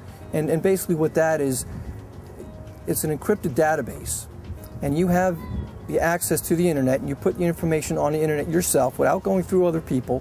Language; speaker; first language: English; native; English